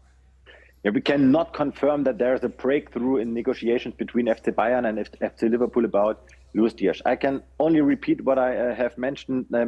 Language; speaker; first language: English; non-native, fluent; German